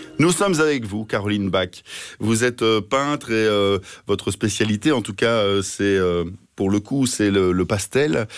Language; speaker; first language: French; native; French